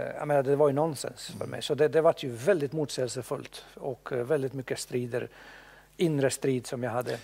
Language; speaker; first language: Swedish; non-native, fluent; Bosnian